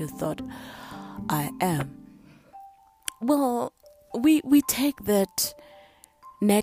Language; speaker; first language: English; non-native, local second language; Zulu